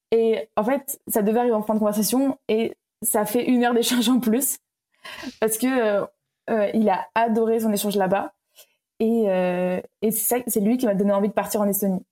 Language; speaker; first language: French; early bilingual, other home language; Romanian